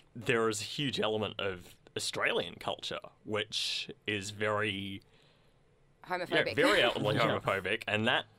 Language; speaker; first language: English; native; English